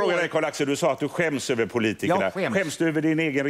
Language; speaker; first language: Swedish; native; Swedish